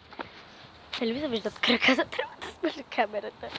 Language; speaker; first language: Bulgarian; native; Bulgarian